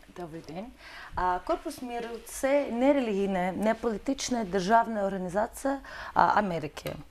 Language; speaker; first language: Ukrainian; non-native, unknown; Russian